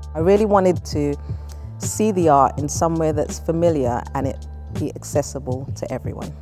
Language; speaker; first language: English; native; English